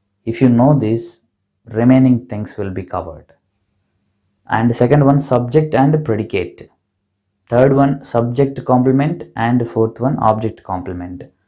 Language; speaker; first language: English; non-native, local second language; Telugu